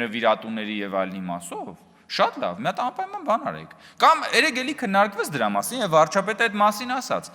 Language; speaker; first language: Armenian; native; Armenian